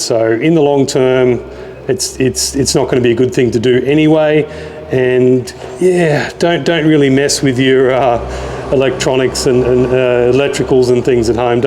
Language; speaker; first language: English; native; English